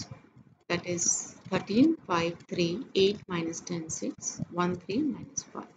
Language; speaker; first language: English; non-native, local second language; Hindi